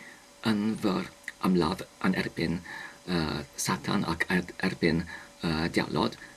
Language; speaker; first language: Welsh; non-native, learner; English